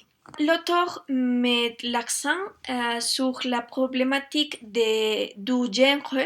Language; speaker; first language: French; non-native, learner; Spanish